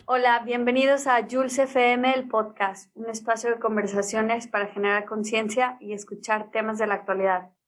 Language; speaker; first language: Spanish; native; Spanish